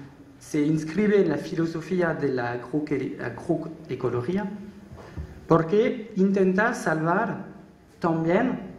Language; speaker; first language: Spanish; non-native, learner; French